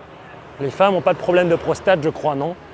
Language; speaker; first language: French; native; French